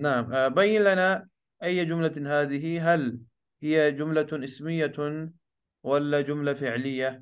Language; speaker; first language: Arabic; non-native, fluent; Urdu